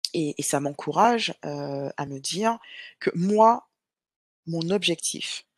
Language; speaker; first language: French; native; French